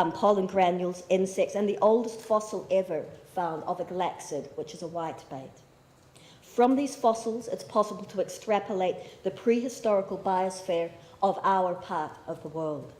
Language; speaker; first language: English; native; English